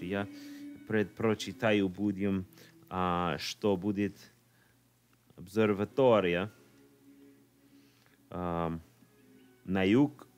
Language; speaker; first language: Russian; non-native, learner; English